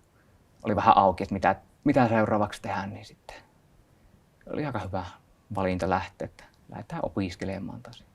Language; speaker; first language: Finnish; native; Finnish